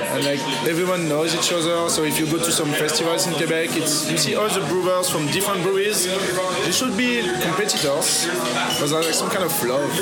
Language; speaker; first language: English; non-native, fluent; French